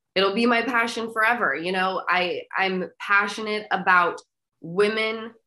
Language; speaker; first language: English; native; English